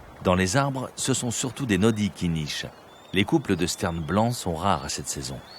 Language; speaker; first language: French; native; French